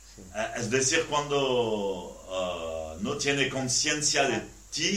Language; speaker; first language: Spanish; non-native, learner; French